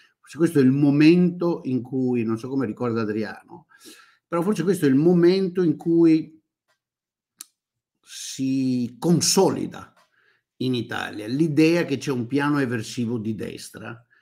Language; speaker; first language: Italian; native; Italian